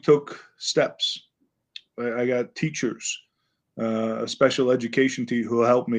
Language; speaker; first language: English; native; English